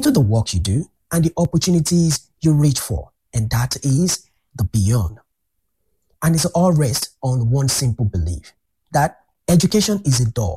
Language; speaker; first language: English; non-native, local second language; Yoruba